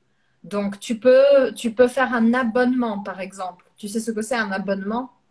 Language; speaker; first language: French; non-native, fluent; Portuguese